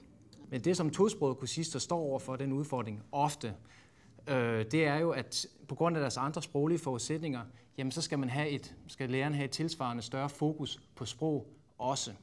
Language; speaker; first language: Danish; native; Danish